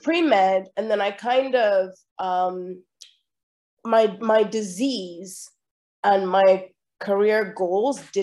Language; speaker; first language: English; non-native, local second language; Yoruba